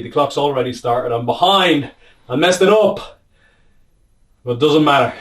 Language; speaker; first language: English; native; English